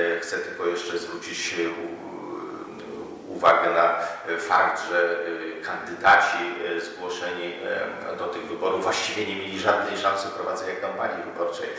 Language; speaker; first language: Polish; native; Polish